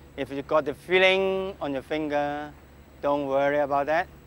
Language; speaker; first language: English; non-native, local second language; Cantonese